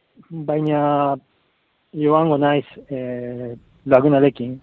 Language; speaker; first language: Basque; non-native, learner; Japanese